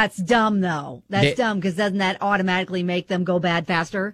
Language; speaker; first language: English; native; English